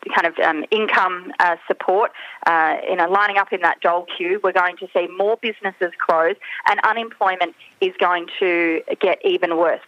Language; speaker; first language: English; native; English